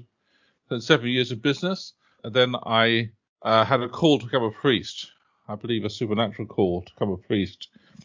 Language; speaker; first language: English; native; English